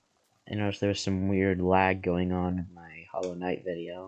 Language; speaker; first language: English; native; English